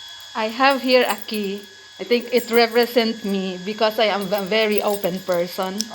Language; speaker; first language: English; non-native, local second language; Filipino